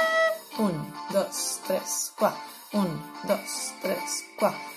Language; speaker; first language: Spanish; non-native, local second language; Catalan